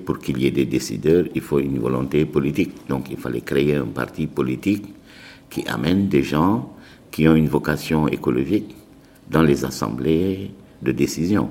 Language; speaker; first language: French; non-native, local second language; Arabic